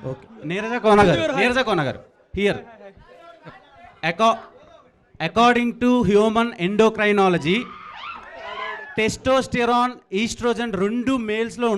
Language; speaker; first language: Telugu; native; Telugu